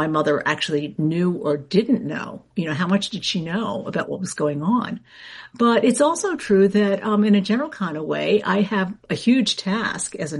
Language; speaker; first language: English; native; English